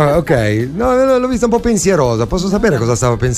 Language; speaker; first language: Italian; native; Italian